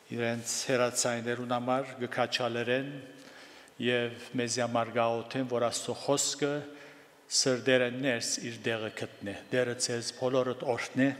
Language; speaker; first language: Armenian; native; Armenian